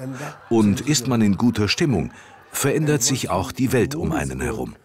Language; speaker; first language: German; native; German